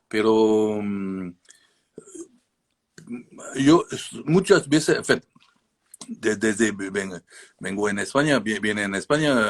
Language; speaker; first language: Spanish; non-native, learner; French